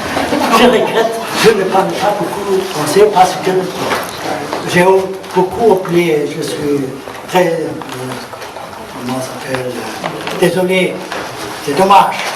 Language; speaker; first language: French; non-native, learner; German